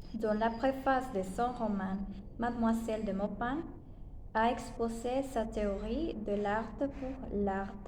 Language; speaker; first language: French; non-native, learner; Spanish